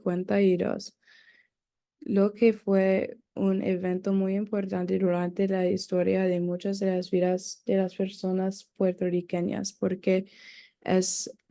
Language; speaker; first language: Spanish; non-native, learner; English